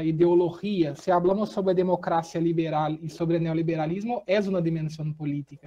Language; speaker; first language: Spanish; non-native, fluent; Portuguese